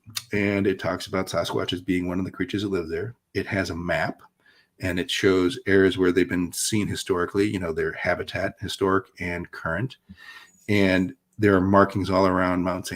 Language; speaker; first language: English; native; English